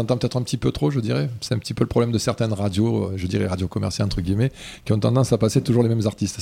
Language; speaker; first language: French; native; French